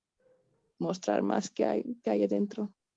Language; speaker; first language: Spanish; non-native, fluent; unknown